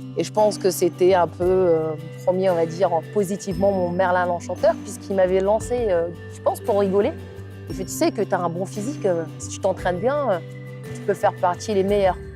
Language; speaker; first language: French; non-native, local second language; Arabic